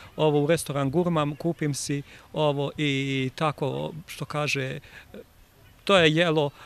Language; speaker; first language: Serbian; native; Serbian